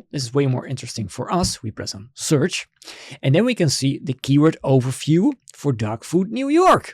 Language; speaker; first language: English; non-native, fluent; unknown